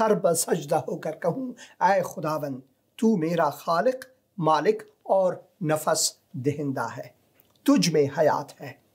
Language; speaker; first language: Hindi; non-native, fluent; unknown